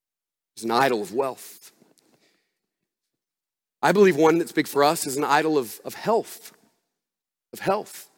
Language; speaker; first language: English; native; English